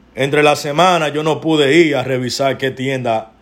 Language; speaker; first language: Spanish; early bilingual, heritage; Spanish